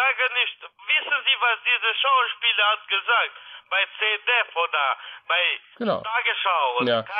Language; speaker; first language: German; non-native, learner; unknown